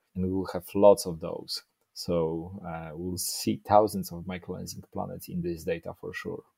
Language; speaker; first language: English; non-native, fluent; Polish